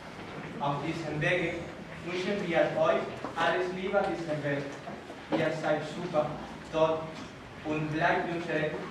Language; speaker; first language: German; non-native, learner; Spanish